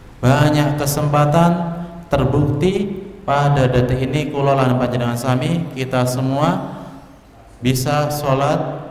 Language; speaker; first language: Indonesian; non-native, local second language; Javanese